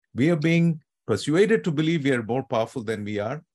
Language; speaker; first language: English; non-native, local second language; Telugu